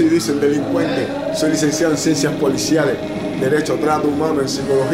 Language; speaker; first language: Spanish; native; Spanish